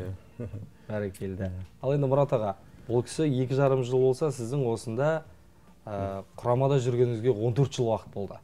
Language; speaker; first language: Kazakh; native; Kazakh